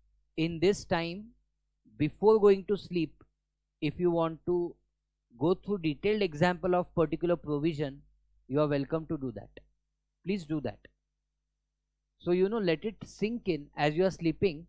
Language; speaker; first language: English; non-native, local second language; Hindi